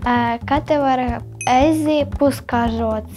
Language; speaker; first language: Latvian; non-native, learner; Ukrainian